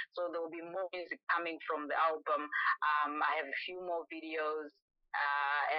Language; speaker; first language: English; non-native, local second language; Shona